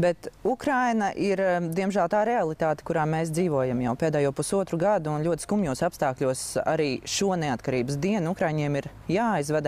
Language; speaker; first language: Latvian; native; Latvian